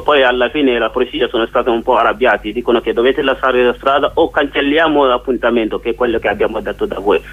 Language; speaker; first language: Italian; non-native, learner; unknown